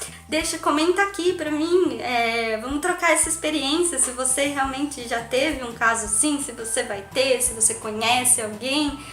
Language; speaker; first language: Portuguese; native; Portuguese